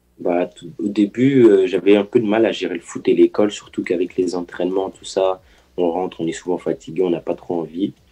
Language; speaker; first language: French; early bilingual, other home language; Haitian Creole